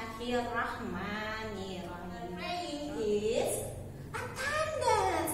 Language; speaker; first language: English; non-native, learner; Indonesian